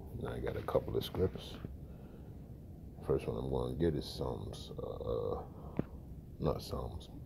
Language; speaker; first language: English; native; English